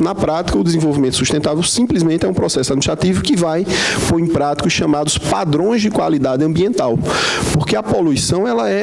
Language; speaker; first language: Portuguese; native; Portuguese